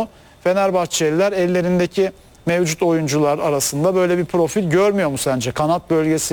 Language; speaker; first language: Turkish; native; Turkish